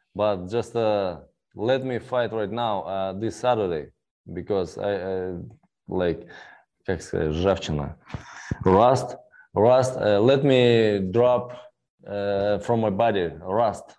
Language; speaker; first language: English; non-native, learner; Russian